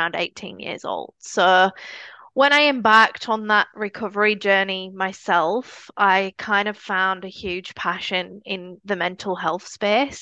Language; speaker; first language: English; native; English